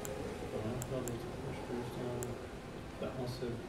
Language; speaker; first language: French; native; French